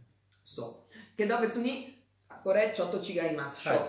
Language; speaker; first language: Japanese; non-native, learner; Italian